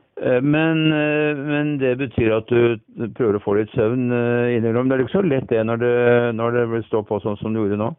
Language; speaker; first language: Norwegian; native; Norwegian